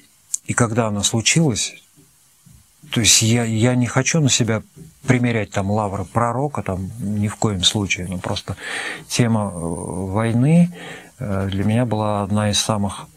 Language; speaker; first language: Russian; native; Russian